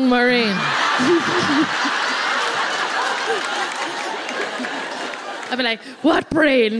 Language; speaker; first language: English; native; English